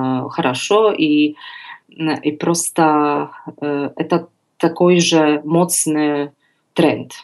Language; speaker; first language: Russian; non-native, learner; Polish